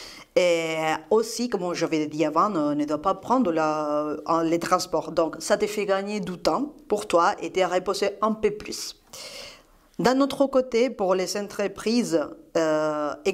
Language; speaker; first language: French; non-native, fluent; Spanish